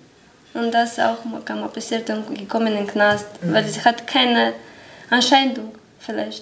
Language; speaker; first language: German; non-native, learner; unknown